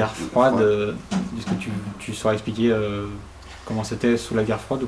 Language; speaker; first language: French; native; French